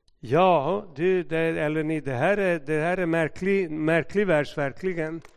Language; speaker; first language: Swedish; non-native, fluent; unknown